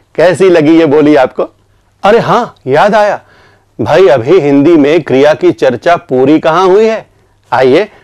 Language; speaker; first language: Hindi; native; Hindi